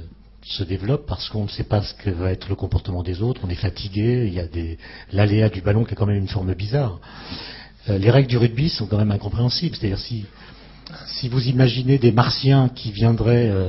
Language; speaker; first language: French; native; French